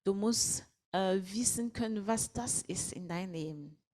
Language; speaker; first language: German; non-native, fluent; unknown